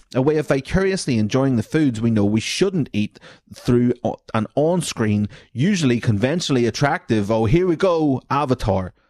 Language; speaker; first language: English; native; English